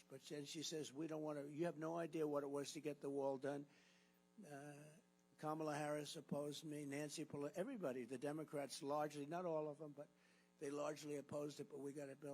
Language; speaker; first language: English; native; English